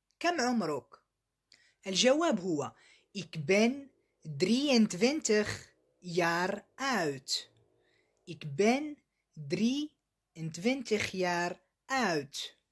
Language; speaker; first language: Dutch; non-native, learner; Arabic